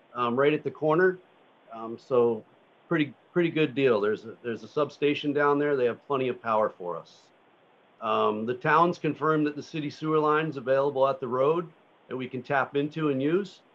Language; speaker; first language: English; native; English